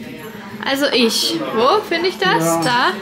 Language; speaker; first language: German; native; German